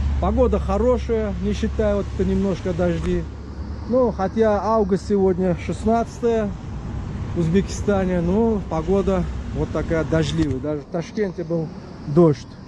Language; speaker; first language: Russian; non-native, local second language; Uzbek